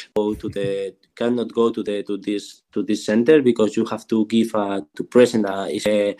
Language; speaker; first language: English; non-native, learner; Spanish